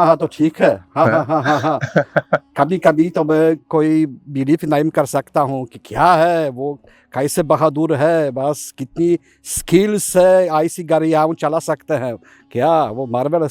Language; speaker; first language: Hindi; non-native, fluent; Polish